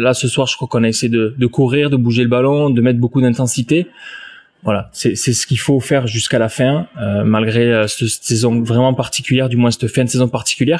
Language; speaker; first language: French; native; French